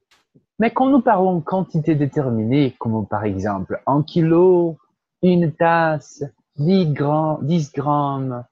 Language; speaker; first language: French; non-native, fluent; Portuguese